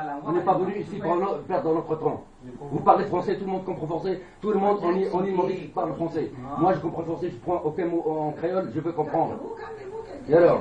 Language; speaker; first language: French; non-native, fluent; Arabic